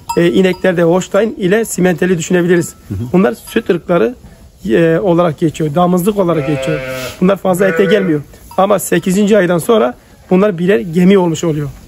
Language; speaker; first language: Turkish; native; Turkish